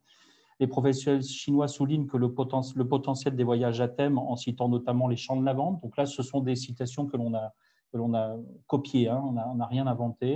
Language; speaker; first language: French; native; French